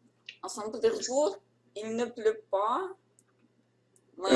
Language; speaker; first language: French; non-native, learner; Russian